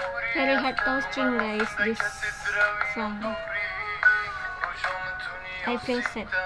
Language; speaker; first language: English; non-native, learner; Indonesian